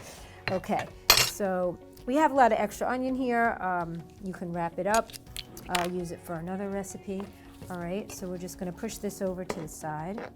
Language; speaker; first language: English; native; English